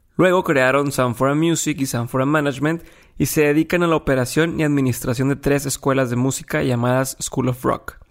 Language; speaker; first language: Spanish; native; Spanish